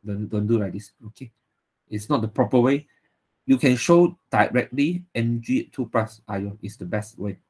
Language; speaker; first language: English; non-native, local second language; Chinese